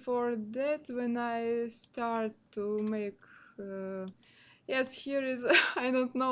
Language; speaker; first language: English; non-native, learner; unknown